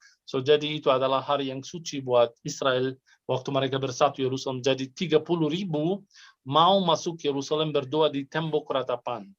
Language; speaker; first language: Indonesian; non-native, fluent; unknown